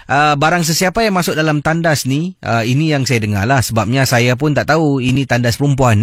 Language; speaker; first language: Malay; native; Malay